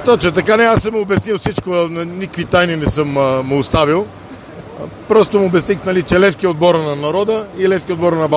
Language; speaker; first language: Bulgarian; native; Bulgarian